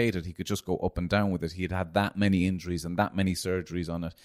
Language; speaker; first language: English; native; English